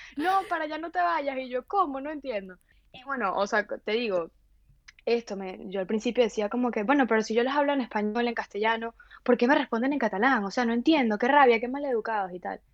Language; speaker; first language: Spanish; native; Spanish